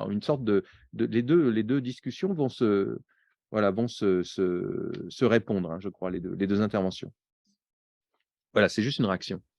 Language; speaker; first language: French; native; French